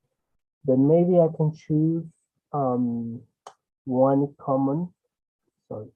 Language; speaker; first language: English; non-native, learner; Spanish